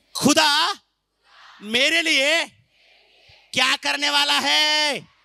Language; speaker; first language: Hindi; non-native, local second language; Marathi